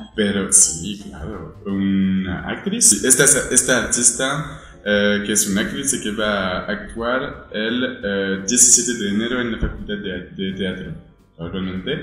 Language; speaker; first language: Spanish; non-native, fluent; French